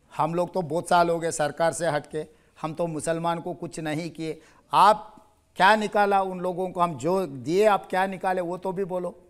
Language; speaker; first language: Hindi; non-native, local second language; Telugu